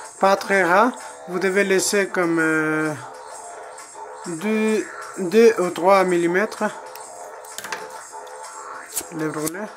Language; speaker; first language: French; non-native, learner; Spanish